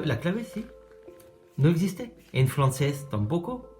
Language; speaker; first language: Spanish; non-native, learner; French